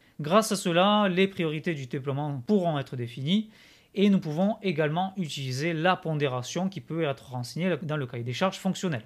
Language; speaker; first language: French; native; French